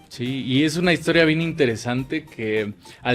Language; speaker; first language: Spanish; native; Spanish